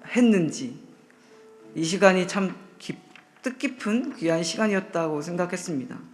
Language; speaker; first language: Korean; native; Korean